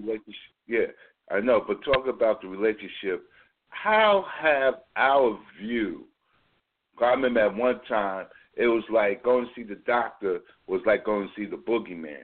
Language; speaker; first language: English; native; English